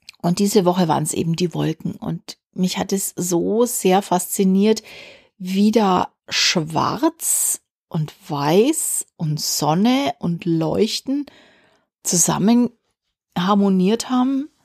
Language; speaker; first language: German; native; German